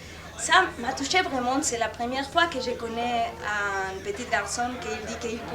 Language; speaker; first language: French; non-native, fluent; Spanish